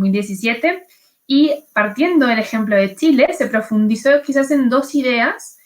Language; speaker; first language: Spanish; native; Spanish